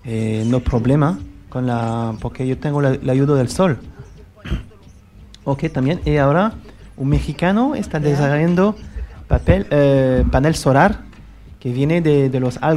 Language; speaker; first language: Spanish; non-native, learner; French